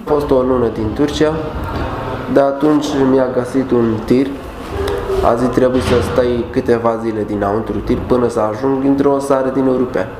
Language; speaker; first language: Romanian; non-native, learner; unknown